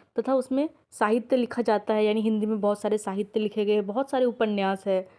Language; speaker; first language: Hindi; native; Hindi